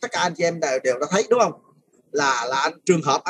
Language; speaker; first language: Vietnamese; early bilingual, other home language; French